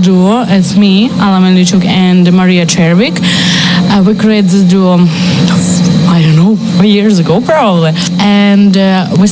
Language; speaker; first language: English; non-native, fluent; Ukrainian